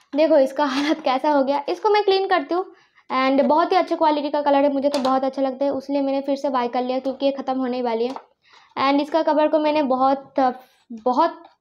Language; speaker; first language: Hindi; non-native, local second language; Bangla